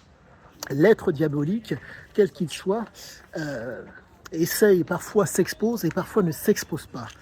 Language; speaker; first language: French; native; French